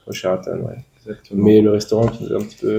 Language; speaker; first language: French; native; French